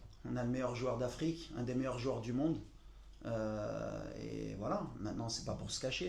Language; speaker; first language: French; native; French